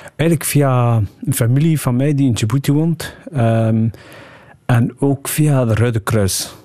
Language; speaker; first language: Dutch; early bilingual, other home language; Somali